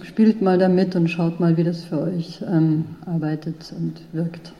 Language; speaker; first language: German; native; German